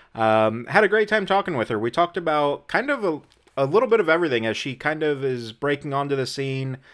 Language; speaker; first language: English; native; English